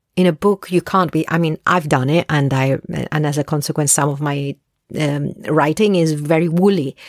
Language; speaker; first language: English; early bilingual, other home language; Spanish